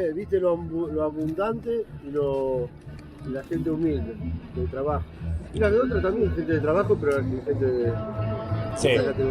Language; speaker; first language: Spanish; native; Spanish